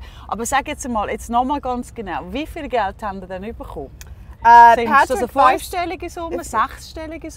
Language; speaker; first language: German; native; German